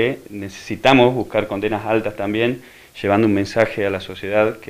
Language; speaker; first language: Spanish; native; Spanish